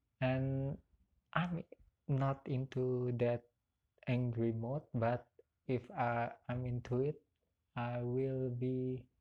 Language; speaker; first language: English; non-native, learner; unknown